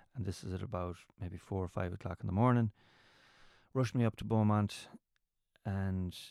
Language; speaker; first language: English; native; English